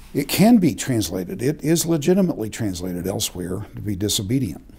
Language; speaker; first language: English; native; English